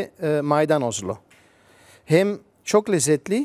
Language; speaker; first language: Turkish; non-native, fluent; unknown